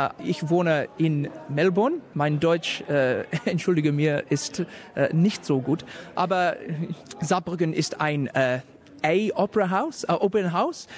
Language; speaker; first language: German; non-native, learner; English